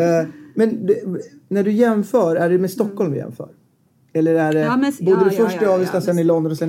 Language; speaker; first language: Swedish; native; Swedish